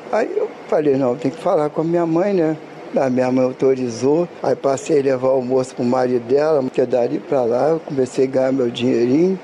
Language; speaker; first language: Portuguese; native; Portuguese